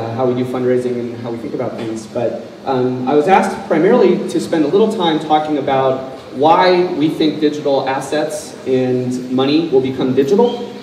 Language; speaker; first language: English; native; English